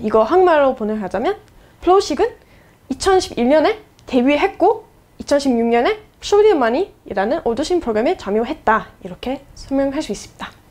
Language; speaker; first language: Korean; non-native, fluent; English